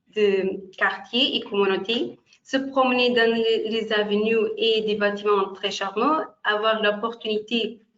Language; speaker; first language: French; non-native, fluent; Portuguese